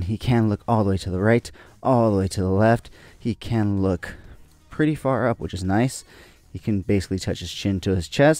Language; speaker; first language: English; native; English